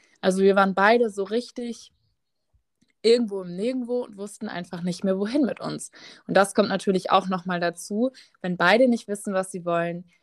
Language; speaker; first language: German; native; German